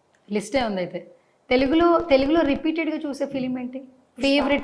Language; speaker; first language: Telugu; native; Telugu